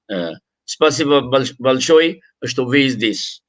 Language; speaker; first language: Russian; non-native, learner; Bangla